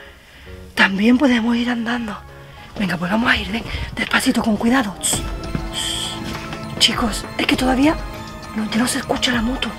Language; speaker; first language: Spanish; native; Spanish